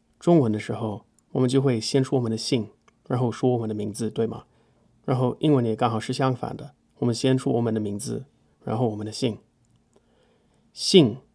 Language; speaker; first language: Chinese; non-native, fluent; English